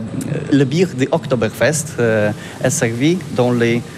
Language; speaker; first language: French; non-native, learner; Polish